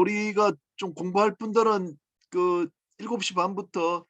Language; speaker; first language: Korean; native; Korean